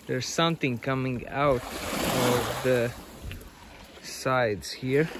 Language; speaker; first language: English; non-native, fluent; Latvian